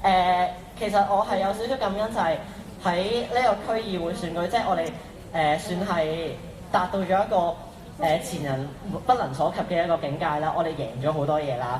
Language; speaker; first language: Cantonese; native; Cantonese